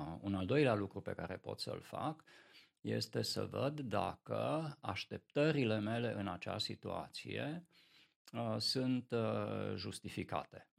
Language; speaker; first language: Romanian; non-native, local second language; Hungarian